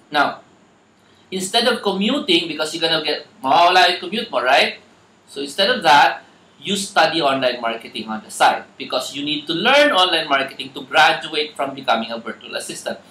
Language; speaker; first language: English; non-native, local second language; Filipino